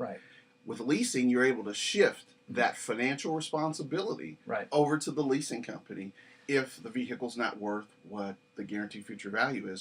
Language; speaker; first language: English; native; English